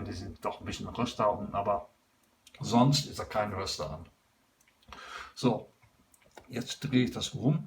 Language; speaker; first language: German; non-native, learner; English